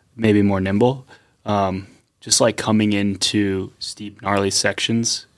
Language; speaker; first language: English; native; English